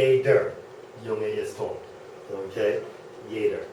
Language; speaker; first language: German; non-native, fluent; English